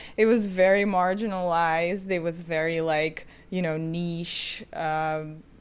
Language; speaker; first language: English; non-native, fluent; Ukrainian